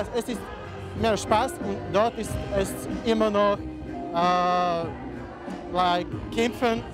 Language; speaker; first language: German; non-native, learner; Slovak